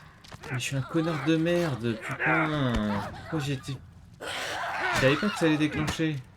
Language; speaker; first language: French; native; French